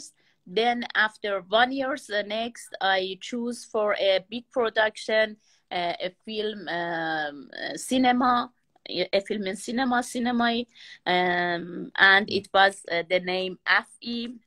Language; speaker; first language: English; non-native, learner; Persian